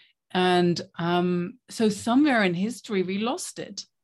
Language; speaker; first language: English; non-native, fluent; Dutch